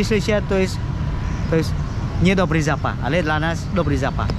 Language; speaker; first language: Polish; non-native, learner; Khmer